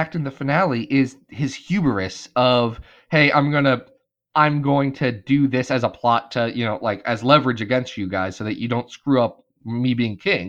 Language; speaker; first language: English; native; English